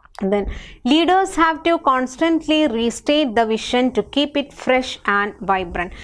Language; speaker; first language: English; non-native, local second language; Malayalam